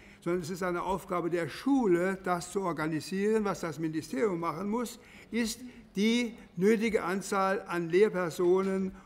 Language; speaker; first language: German; native; German